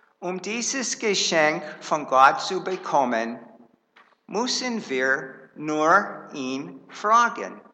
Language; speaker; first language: German; non-native, fluent; English